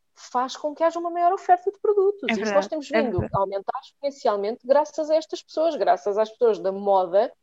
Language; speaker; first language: Portuguese; native; Portuguese